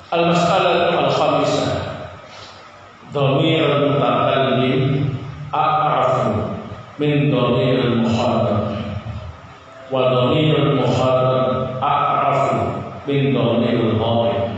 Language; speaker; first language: Arabic; non-native, fluent; Indonesian